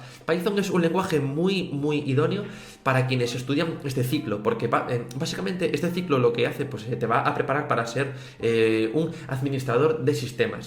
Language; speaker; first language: Spanish; native; Spanish